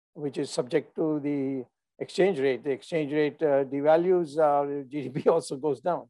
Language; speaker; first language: English; non-native, local second language; Tamil